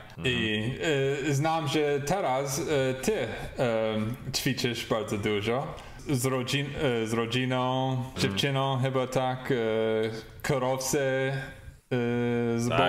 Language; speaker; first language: Polish; non-native, learner; English